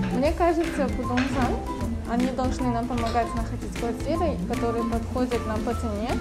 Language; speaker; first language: Russian; non-native, local second language; Uzbek